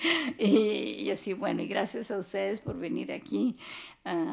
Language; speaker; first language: Spanish; non-native, fluent; Italian